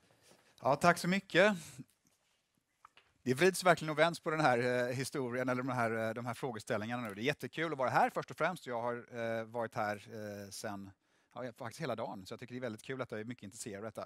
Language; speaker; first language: Swedish; native; Swedish